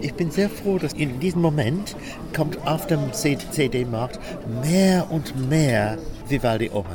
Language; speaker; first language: German; non-native, learner; English